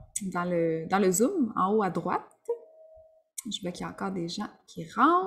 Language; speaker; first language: French; native; French